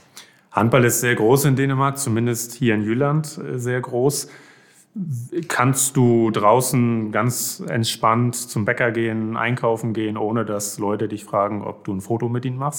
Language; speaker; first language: German; native; German